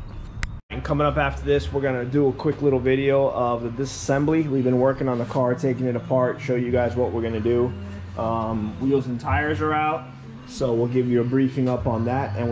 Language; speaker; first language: English; native; English